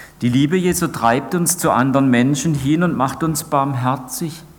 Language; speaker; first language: German; native; German